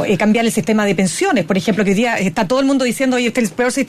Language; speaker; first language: Spanish; native; Spanish